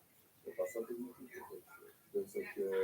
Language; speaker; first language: Italian; non-native, fluent; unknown